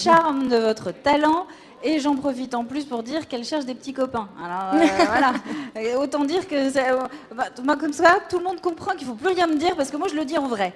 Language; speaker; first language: French; native; French